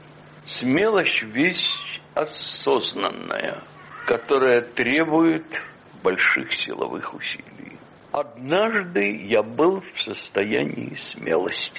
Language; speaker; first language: Russian; native; Russian